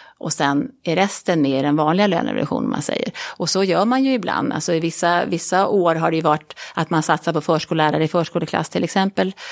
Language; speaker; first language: Swedish; native; Swedish